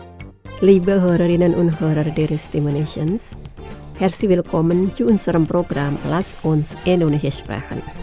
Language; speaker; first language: German; non-native, learner; Indonesian